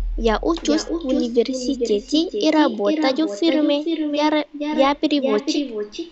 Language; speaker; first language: Russian; non-native, learner; Vietnamese